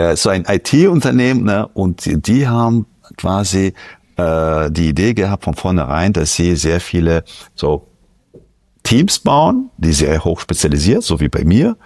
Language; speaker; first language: German; non-native, fluent; French